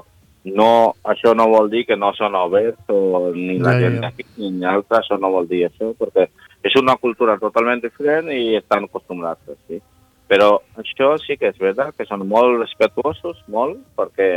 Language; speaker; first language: Catalan; non-native, learner; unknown